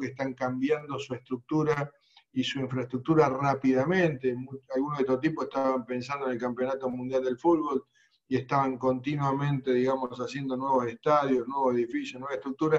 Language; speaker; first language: Spanish; native; Spanish